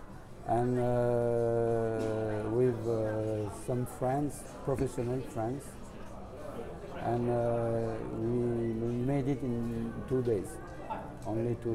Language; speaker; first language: English; non-native, learner; French